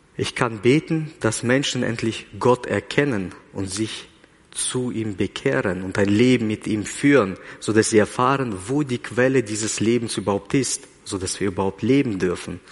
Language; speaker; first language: German; early bilingual, other home language; Russian